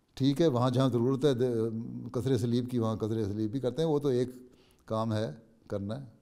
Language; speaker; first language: Urdu; native; Urdu